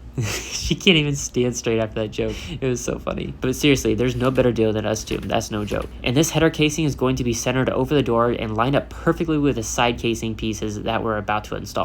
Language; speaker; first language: English; native; English